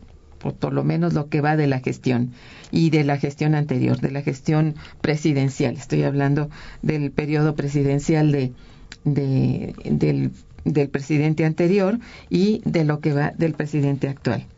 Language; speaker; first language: Spanish; native; Spanish